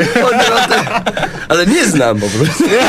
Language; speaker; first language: Polish; non-native, learner; English